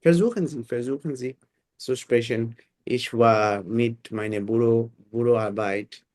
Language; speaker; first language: German; non-native, fluent; Bangla